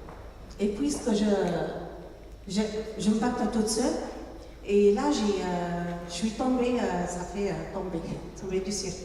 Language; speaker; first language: French; non-native, local second language; Arabic